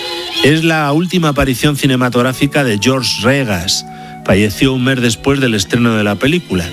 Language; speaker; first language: Spanish; native; Spanish